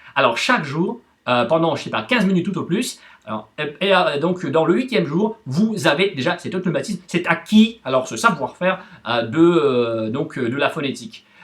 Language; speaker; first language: French; non-native, fluent; Russian